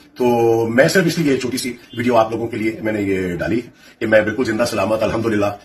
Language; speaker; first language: Urdu; native; Urdu